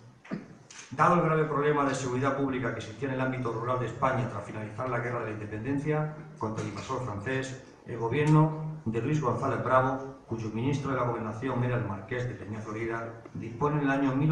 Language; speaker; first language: Spanish; native; Spanish